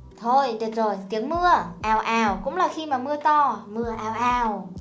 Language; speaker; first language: Vietnamese; native; Vietnamese